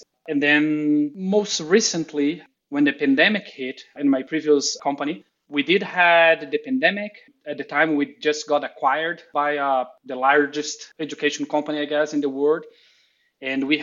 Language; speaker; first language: English; non-native, fluent; Portuguese